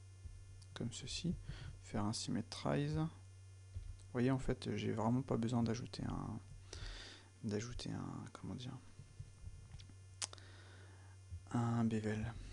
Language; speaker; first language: French; native; French